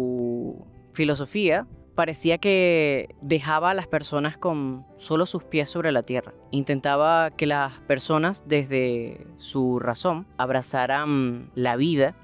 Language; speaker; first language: Spanish; native; Spanish